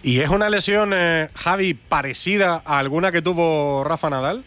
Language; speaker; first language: Spanish; native; Spanish